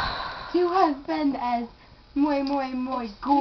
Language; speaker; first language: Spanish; non-native, learner; English